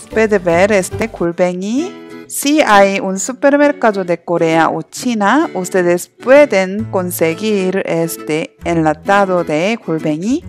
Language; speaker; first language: Spanish; non-native, learner; Korean